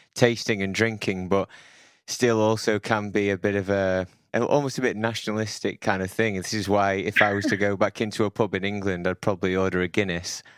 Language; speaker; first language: English; native; English